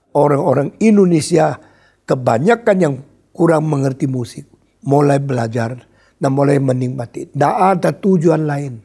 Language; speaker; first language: Indonesian; non-native, fluent; Min Nan Chinese